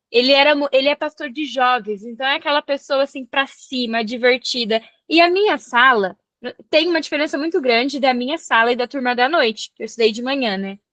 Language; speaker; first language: Portuguese; native; Portuguese